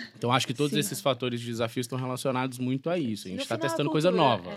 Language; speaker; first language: Portuguese; native; Portuguese